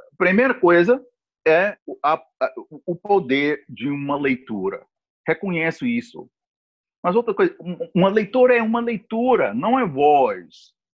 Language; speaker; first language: Portuguese; non-native, fluent; English